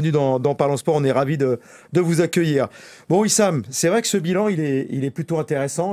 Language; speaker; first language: French; native; French